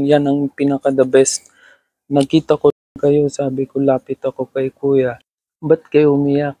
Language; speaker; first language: Filipino; non-native, learner; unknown